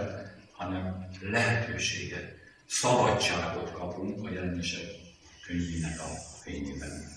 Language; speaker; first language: Hungarian; native; Hungarian